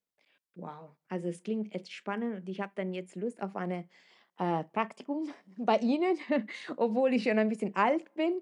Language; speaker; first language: German; non-native, fluent; Italian